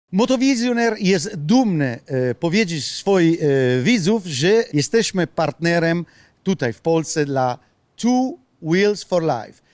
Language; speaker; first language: Polish; non-native, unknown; Italian